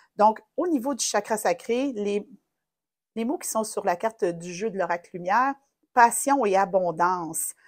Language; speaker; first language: French; native; French